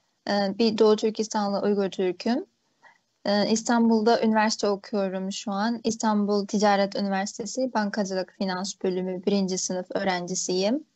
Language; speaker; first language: Turkish; early bilingual, other home language; Uyghur